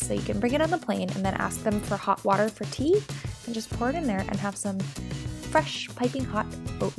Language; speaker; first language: English; native; English